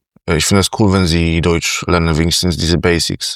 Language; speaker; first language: German; non-native, fluent; Polish